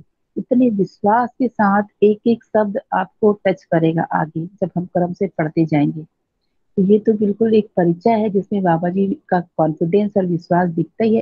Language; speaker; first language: Hindi; native; Hindi